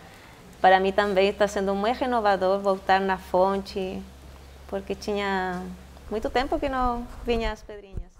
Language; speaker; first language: Portuguese; non-native, fluent; Spanish